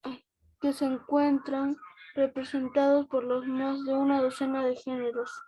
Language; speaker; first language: Spanish; native; Spanish